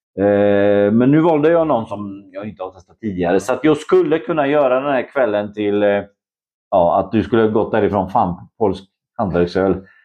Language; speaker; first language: Swedish; non-native, fluent; Polish